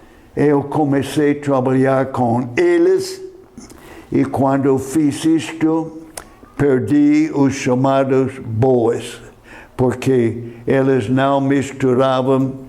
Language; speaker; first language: Portuguese; non-native, fluent; English